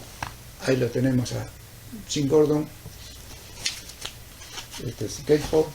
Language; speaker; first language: Spanish; native; Spanish